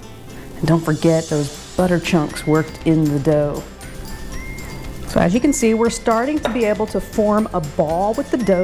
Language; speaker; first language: English; native; English